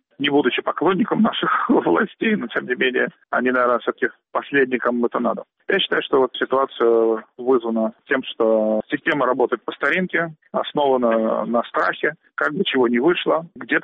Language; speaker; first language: Russian; native; Russian